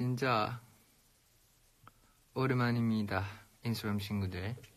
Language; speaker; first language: Korean; non-native, fluent; Thai